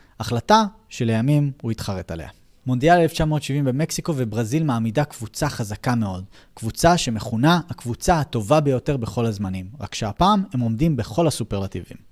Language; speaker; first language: Hebrew; native; Hebrew